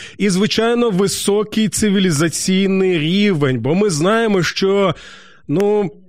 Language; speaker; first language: Ukrainian; native; Ukrainian